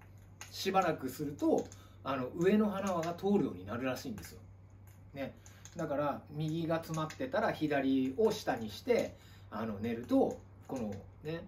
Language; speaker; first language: Japanese; native; Japanese